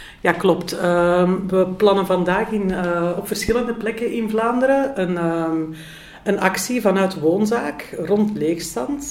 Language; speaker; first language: Dutch; native; Dutch